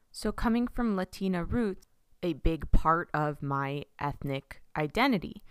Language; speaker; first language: English; early bilingual, other home language; Spanish